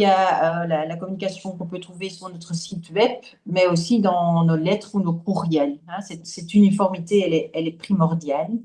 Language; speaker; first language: French; native; French